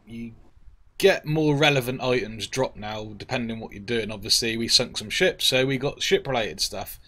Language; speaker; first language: English; native; English